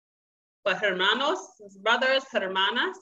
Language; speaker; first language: Spanish; non-native, learner; English